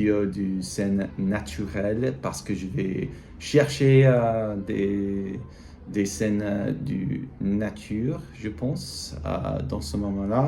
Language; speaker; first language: French; non-native, learner; English